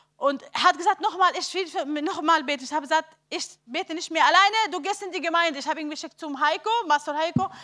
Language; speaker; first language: German; non-native, learner; Arabic